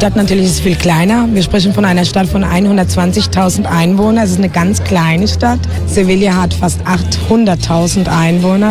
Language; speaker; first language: German; non-native, fluent; Spanish